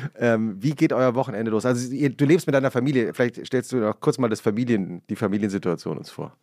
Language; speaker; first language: German; native; German